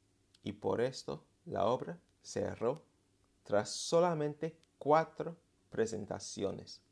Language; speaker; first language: Spanish; non-native, fluent; English